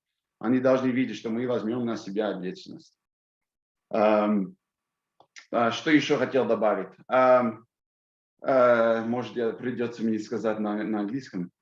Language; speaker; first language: Russian; non-native, fluent; English